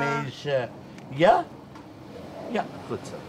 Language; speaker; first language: Dutch; non-native, learner; Arabic